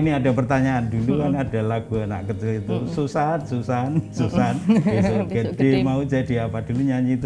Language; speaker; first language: Indonesian; native; Indonesian